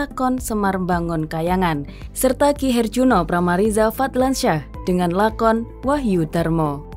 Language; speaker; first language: Indonesian; native; Indonesian